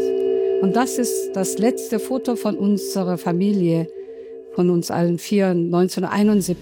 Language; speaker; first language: German; non-native, fluent; Korean